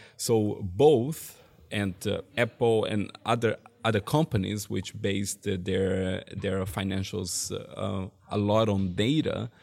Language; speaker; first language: English; non-native, fluent; Portuguese